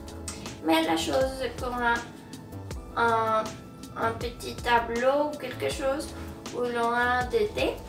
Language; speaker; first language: French; non-native, fluent; Spanish